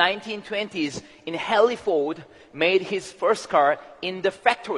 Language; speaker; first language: English; non-native, learner; Korean